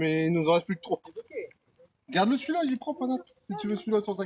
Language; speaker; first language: French; native; French